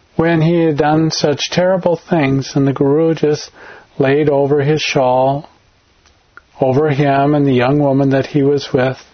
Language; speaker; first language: English; native; English